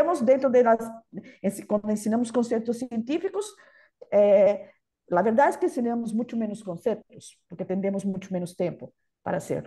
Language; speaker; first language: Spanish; non-native, learner; Portuguese